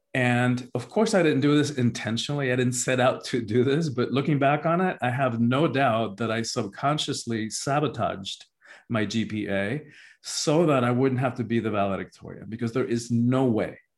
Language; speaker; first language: English; early bilingual, other home language; Spanish